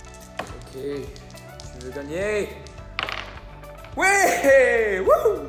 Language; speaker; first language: French; non-native, learner; English